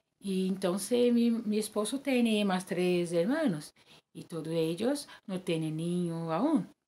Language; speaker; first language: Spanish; non-native, learner; Portuguese